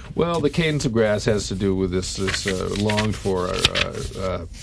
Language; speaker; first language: English; native; English